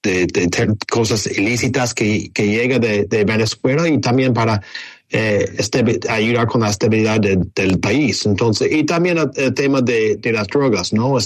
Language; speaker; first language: Spanish; non-native, fluent; English